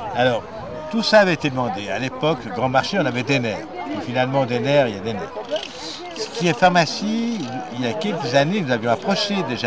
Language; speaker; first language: French; native; French